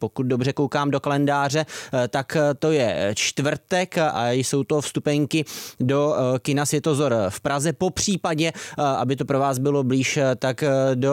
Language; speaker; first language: Czech; native; Czech